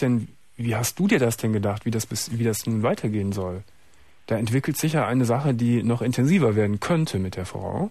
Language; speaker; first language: German; native; German